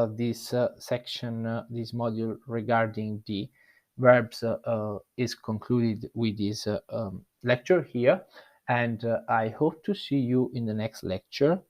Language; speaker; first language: English; non-native, fluent; Italian